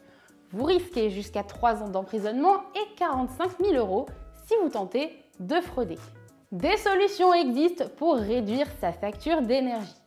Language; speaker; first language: French; native; French